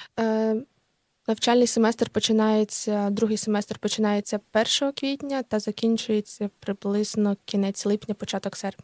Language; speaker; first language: Ukrainian; native; Ukrainian